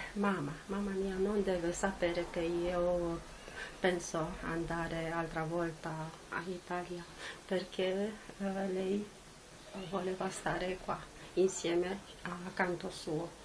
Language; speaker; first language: Italian; non-native, learner; Romanian